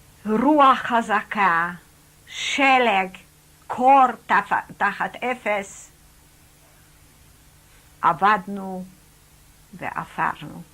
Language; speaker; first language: Hebrew; non-native, fluent; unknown